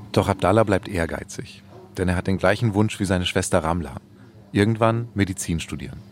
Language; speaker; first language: German; native; German